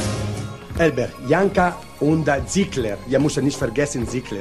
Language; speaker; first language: German; non-native, learner; Italian